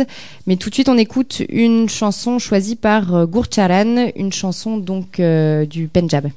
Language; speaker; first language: French; native; French